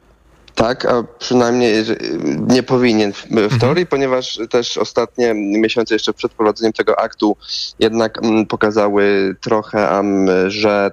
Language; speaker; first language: Polish; native; Polish